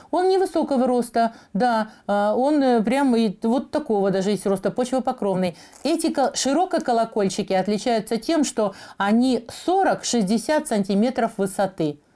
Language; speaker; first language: Russian; native; Russian